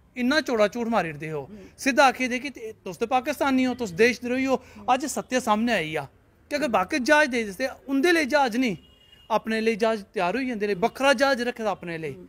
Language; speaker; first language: Punjabi; non-native, local second language; Dogri